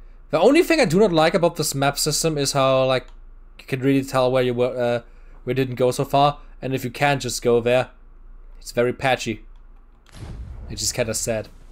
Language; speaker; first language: English; non-native, fluent; German